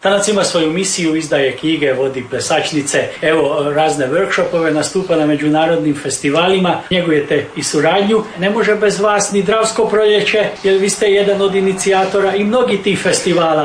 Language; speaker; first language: Serbian; native; Serbian